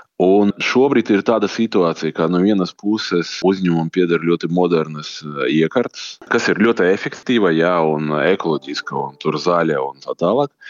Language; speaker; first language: Latvian; non-native, local second language; Russian